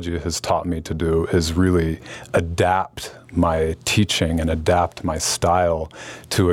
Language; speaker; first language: English; native; English